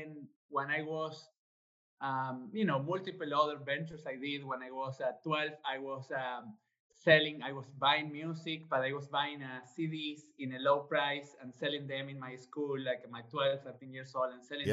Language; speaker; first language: English; non-native, fluent; Spanish